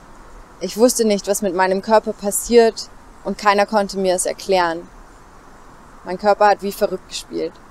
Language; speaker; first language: German; native; German